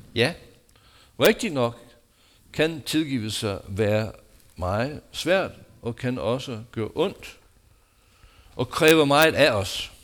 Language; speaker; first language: Danish; non-native, fluent; English